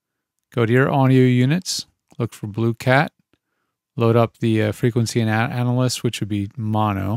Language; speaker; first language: English; native; English